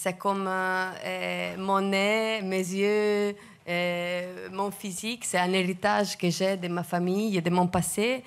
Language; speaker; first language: French; non-native, fluent; Italian